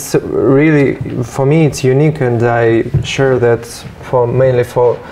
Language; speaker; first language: English; non-native, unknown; Russian